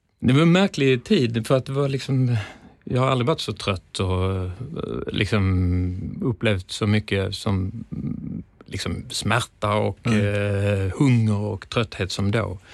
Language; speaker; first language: Swedish; native; Swedish